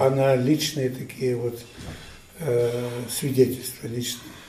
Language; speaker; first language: Russian; non-native, fluent; Ukrainian